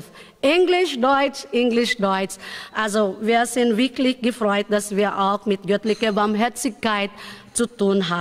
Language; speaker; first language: German; non-native, learner; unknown